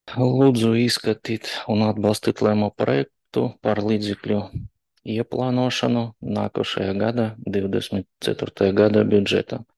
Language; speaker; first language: Latvian; non-native, local second language; Russian